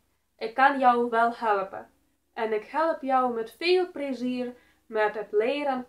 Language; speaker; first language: Dutch; non-native, fluent; Russian